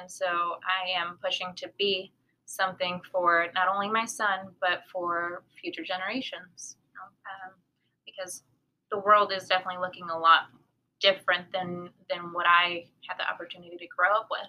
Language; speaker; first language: English; early bilingual, other home language; Spanish